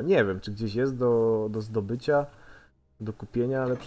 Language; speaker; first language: Polish; native; Polish